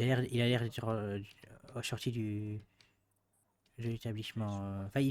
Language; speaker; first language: French; native; French